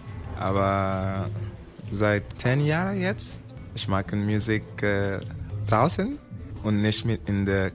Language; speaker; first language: German; non-native, learner; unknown